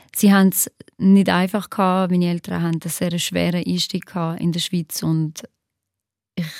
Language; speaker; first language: German; early bilingual, other home language; Albanian